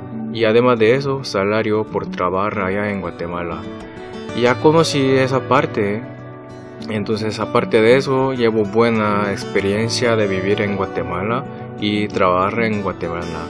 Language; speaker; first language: Spanish; non-native, learner; Korean